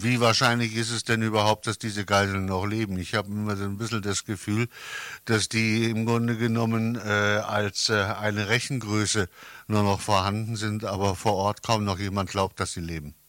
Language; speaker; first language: German; native; German